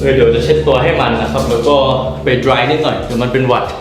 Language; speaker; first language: Thai; non-native, fluent; Korean